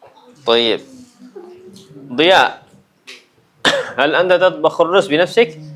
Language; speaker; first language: Arabic; non-native, fluent; Indonesian